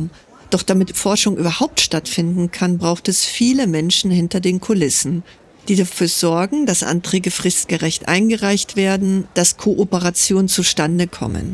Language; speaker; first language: German; native; German